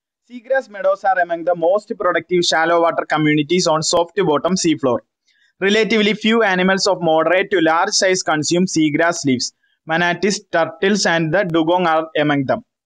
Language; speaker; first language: English; non-native, local second language; Malayalam